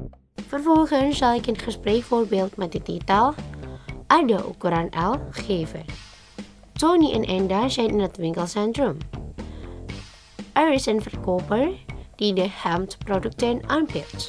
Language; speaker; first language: Dutch; non-native, learner; Indonesian